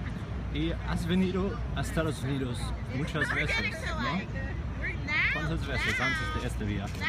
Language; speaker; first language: Spanish; non-native, fluent; English